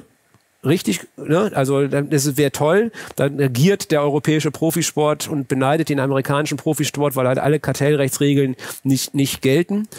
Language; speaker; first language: German; native; German